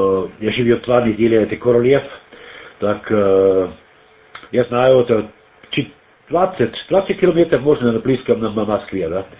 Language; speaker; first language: Russian; non-native, learner; German